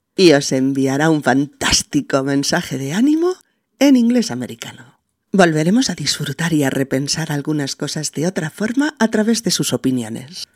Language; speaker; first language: Spanish; native; Spanish